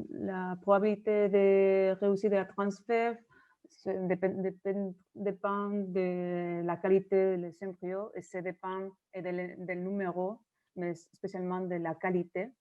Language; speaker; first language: French; non-native, learner; Spanish